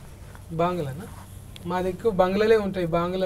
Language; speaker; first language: Telugu; native; Telugu